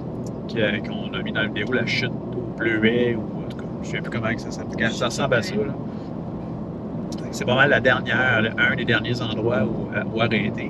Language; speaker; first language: French; native; French